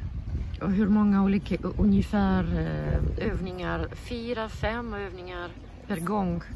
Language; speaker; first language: Swedish; non-native, fluent; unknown